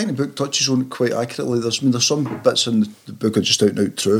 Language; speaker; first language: English; native; English